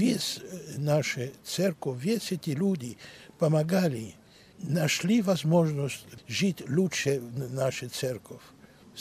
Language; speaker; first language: Russian; non-native, learner; Greek